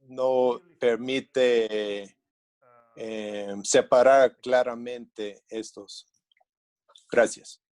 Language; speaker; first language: Spanish; non-native, fluent; English